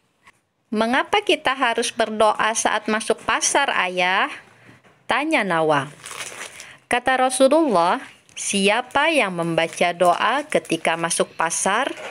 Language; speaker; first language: Indonesian; native; Indonesian